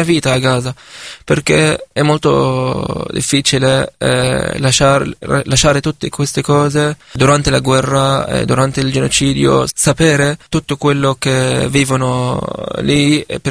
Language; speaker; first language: Italian; non-native, fluent; Arabic